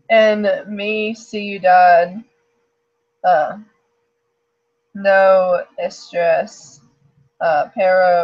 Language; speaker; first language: Spanish; non-native, learner; English